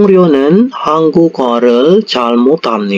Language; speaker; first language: Korean; non-native, fluent; Indonesian